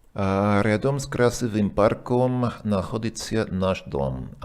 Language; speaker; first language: Russian; non-native, fluent; English